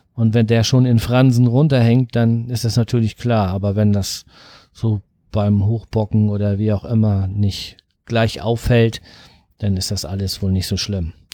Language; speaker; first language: German; native; German